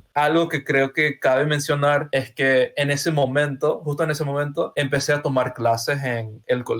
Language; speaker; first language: Spanish; non-native, fluent; English